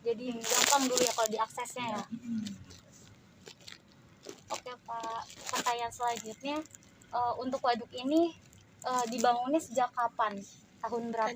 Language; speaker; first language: Malay; native; Malay